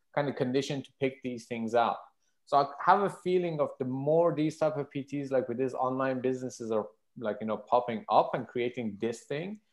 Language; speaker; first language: English; non-native, fluent; Persian